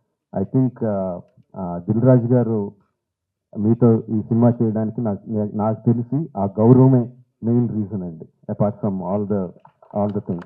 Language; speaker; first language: Telugu; native; Telugu